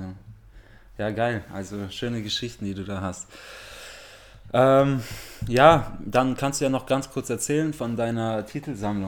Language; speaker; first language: German; native; German